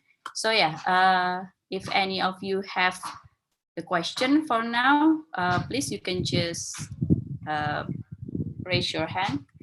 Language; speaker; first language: English; non-native, fluent; Indonesian